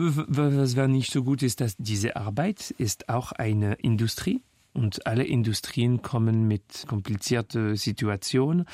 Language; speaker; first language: German; non-native, fluent; French